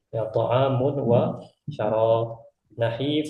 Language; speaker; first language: Arabic; non-native, fluent; Indonesian